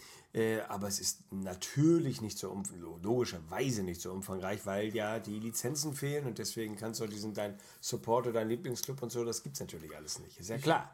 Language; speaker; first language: German; native; German